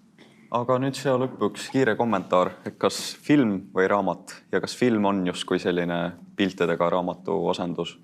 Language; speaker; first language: Estonian; native; Estonian